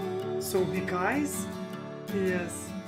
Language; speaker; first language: English; non-native, learner; Russian